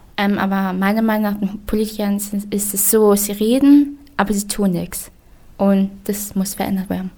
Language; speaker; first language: German; native; German